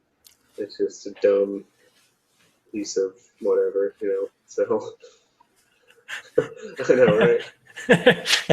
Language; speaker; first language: English; native; English